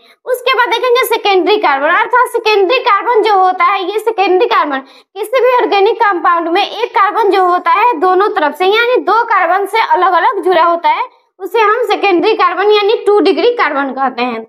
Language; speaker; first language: Hindi; native; Hindi